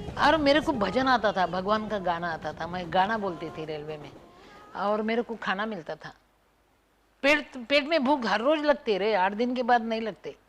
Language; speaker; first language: Hindi; non-native, local second language; Marathi